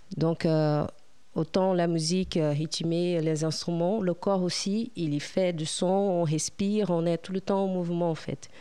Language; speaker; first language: French; non-native, fluent; Portuguese